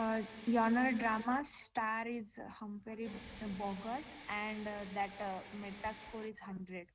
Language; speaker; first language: English; non-native, learner; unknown